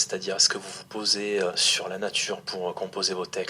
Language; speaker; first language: French; native; French